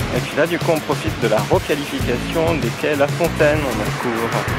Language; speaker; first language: French; native; French